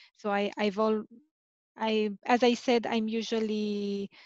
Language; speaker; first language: English; non-native, fluent; Romanian